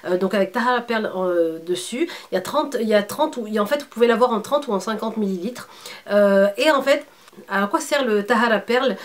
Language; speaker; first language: French; early bilingual, other home language; Arabic